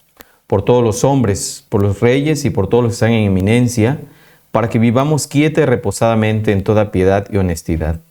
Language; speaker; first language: Spanish; native; Spanish